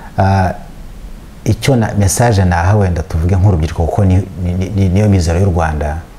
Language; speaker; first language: Kinyarwanda; early bilingual, heritage; Kinyarwanda